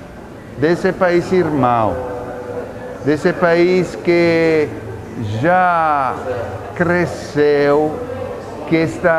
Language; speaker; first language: Portuguese; non-native, fluent; Italian